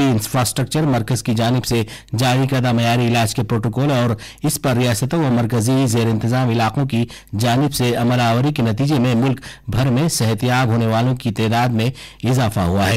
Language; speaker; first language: Urdu; native; Urdu